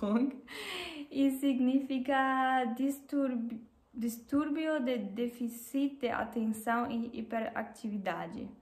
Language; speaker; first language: Portuguese; non-native, learner; German